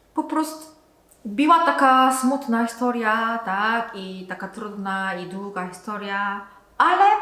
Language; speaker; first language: Polish; non-native, learner; Korean